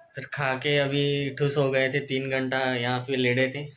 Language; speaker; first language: Hindi; non-native, local second language; Marathi